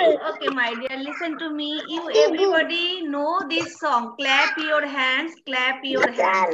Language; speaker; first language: English; non-native, learner; Bangla